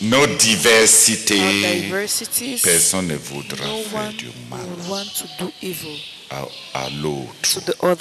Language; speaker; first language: French; non-native, local second language; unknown